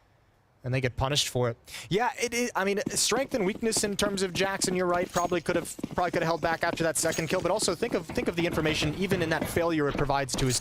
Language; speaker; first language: English; native; English